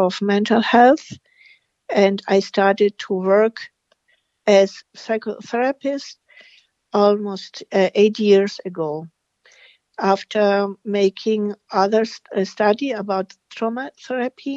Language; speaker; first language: English; non-native, fluent; Spanish